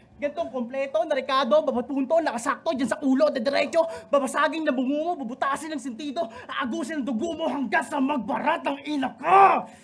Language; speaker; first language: Filipino; native; Filipino